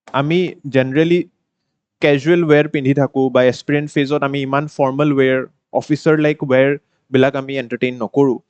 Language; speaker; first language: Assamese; native; Assamese